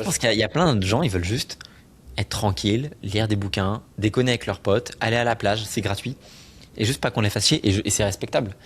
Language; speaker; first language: French; native; French